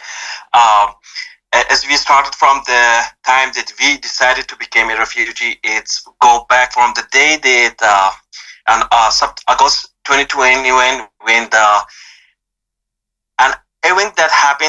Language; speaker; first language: English; non-native, fluent; Persian